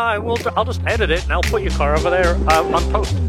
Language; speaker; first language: English; native; English